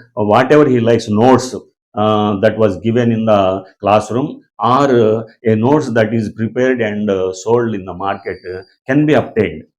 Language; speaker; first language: English; non-native, local second language; Telugu